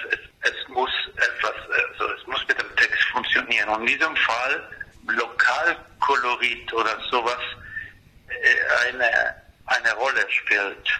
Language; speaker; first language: German; non-native, fluent; Spanish